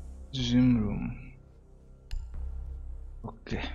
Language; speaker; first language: English; non-native, learner; Bodo